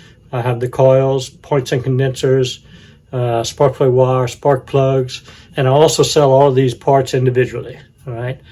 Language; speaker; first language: English; native; English